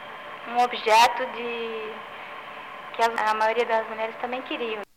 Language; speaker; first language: Portuguese; native; Portuguese